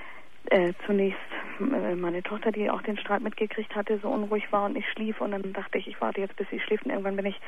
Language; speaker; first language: German; native; German